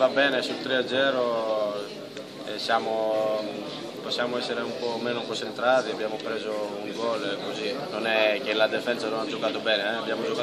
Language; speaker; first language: Italian; non-native, learner; Greek